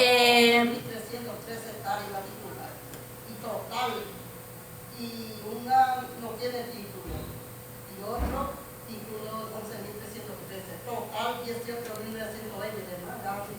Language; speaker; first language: Spanish; non-native, learner; Guarani